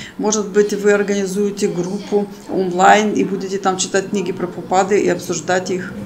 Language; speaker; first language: Russian; native; Russian